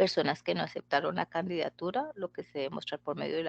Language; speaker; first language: Spanish; native; Spanish